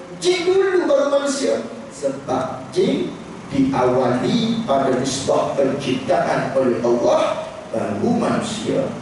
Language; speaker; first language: Malay; native; Malay